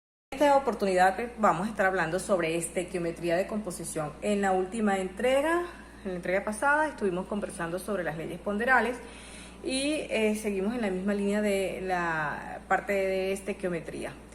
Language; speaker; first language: Spanish; native; Spanish